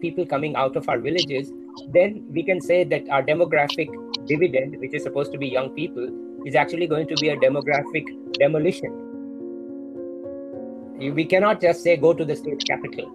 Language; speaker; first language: English; non-native, local second language; Hindi